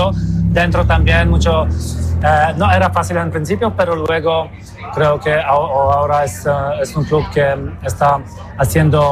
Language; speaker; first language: Spanish; non-native, fluent; Polish